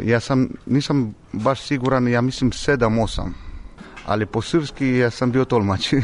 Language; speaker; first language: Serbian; non-native, learner; Romanian